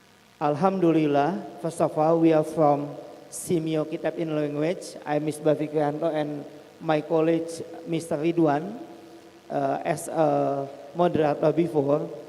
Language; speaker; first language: English; non-native, fluent; Indonesian